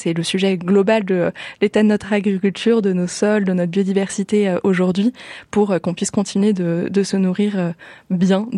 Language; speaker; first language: French; native; French